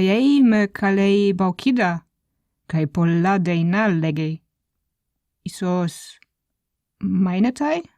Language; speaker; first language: Greek; non-native, fluent; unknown